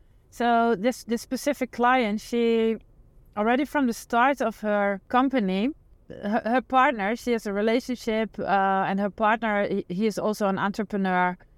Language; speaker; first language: English; non-native, fluent; Dutch